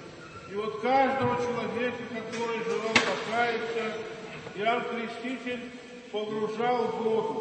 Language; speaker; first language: Russian; native; Russian